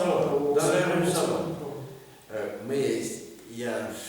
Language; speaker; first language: French; non-native, fluent; Russian